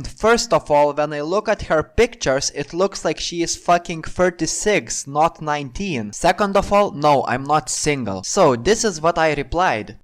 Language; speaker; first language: English; non-native, fluent; Lithuanian